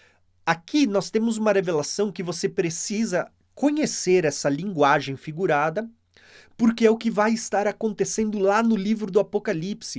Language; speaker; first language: Portuguese; native; Portuguese